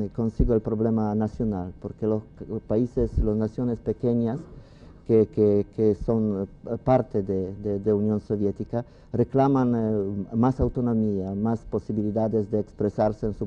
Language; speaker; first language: Spanish; non-native, fluent; Polish